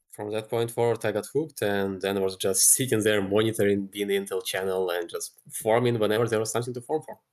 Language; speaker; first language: English; non-native, fluent; Russian